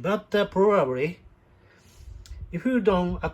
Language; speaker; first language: English; non-native, learner; Japanese